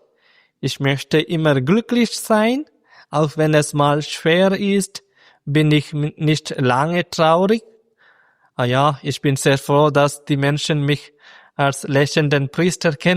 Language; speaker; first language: German; non-native, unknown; Malayalam